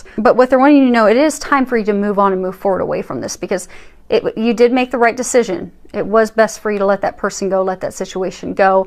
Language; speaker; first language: English; native; English